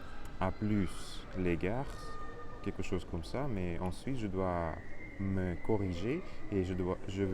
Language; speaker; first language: French; non-native, learner; Russian